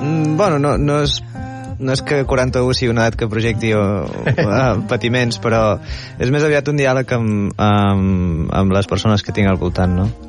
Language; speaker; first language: Catalan; native; Catalan